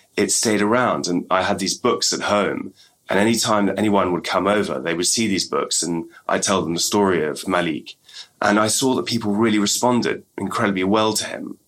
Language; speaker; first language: English; native; English